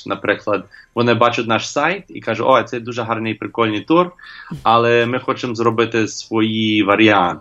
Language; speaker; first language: Ukrainian; non-native, learner; English